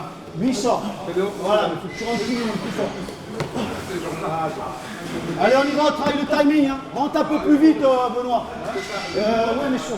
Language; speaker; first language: French; native; French